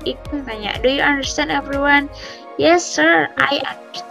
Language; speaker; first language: English; non-native, learner; Indonesian